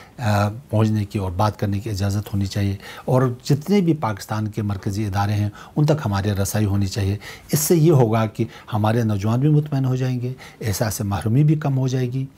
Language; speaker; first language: Urdu; non-native, local second language; Shina